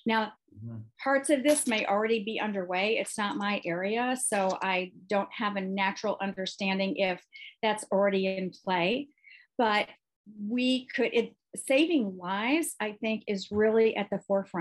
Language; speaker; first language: English; native; English